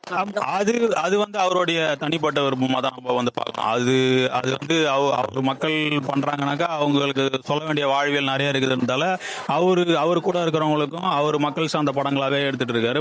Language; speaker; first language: Tamil; native; Tamil